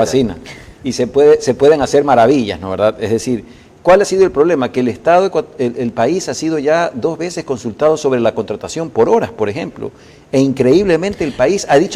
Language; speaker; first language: Spanish; native; Spanish